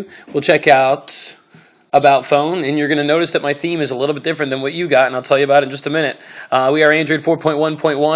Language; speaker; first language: English; native; English